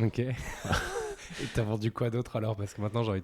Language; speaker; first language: French; native; French